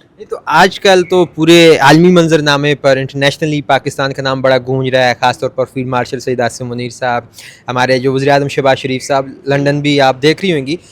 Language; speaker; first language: Urdu; native; Urdu